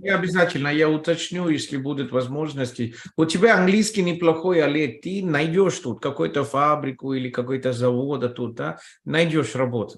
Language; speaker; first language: Russian; non-native, fluent; Telugu